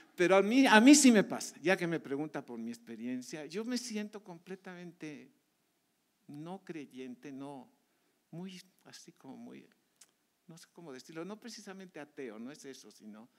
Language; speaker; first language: Spanish; native; Spanish